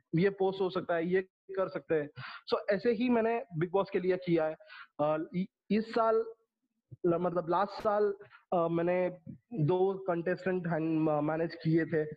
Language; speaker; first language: Hindi; non-native, local second language; Marathi